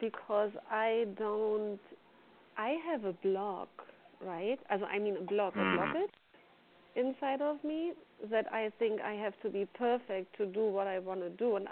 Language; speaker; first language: English; non-native, fluent; German